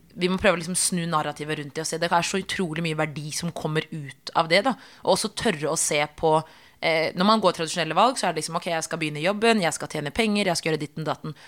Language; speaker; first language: Norwegian; early bilingual, other home language; Tigrinya